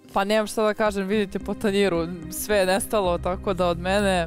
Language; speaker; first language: Serbian; native; Serbian